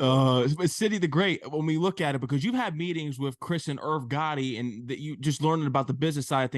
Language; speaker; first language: English; native; English